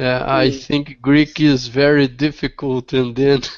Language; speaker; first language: English; non-native, learner; Portuguese